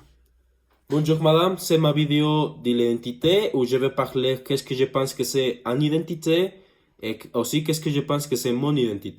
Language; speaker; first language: French; non-native, learner; Spanish